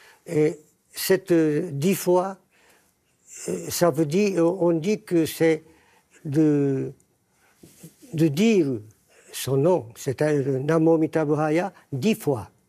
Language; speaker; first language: French; non-native, fluent; Japanese